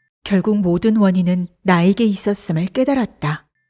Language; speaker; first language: Korean; native; Korean